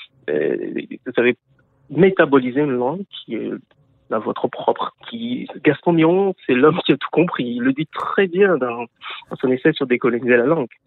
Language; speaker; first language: French; non-native, local second language; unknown